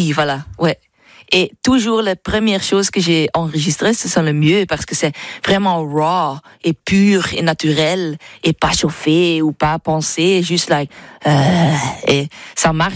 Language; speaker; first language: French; non-native, fluent; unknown